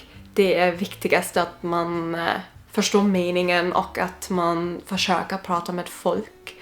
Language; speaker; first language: Swedish; non-native, learner; German